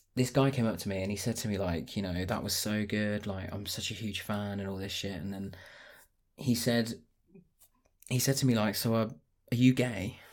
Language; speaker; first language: English; native; English